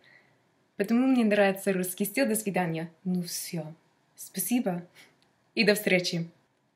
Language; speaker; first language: Russian; non-native, fluent; English